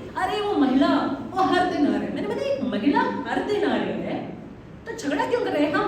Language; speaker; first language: Hindi; non-native, local second language; Malayalam